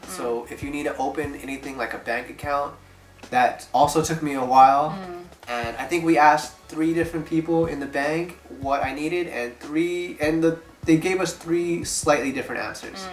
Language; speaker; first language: English; native; English